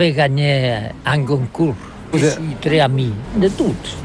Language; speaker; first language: French; non-native, learner; Catalan